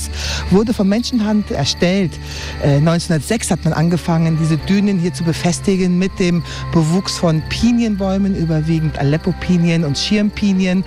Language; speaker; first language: German; native; German